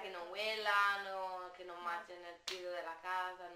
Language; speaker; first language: Spanish; non-native, fluent; Italian